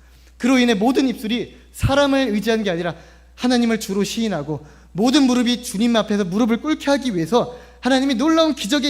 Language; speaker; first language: Korean; native; Korean